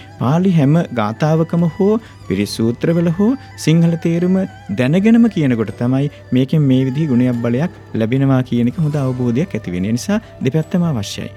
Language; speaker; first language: Sinhala; native; Sinhala